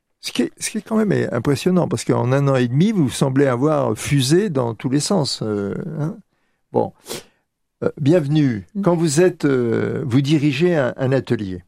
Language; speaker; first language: French; native; French